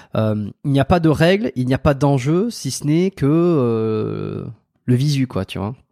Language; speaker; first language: French; native; French